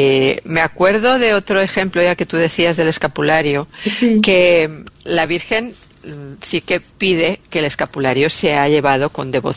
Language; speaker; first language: Spanish; native; Spanish